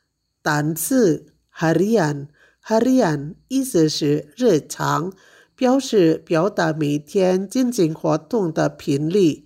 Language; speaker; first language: Chinese; non-native, fluent; Indonesian